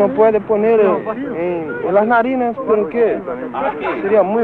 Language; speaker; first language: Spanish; non-native, learner; Portuguese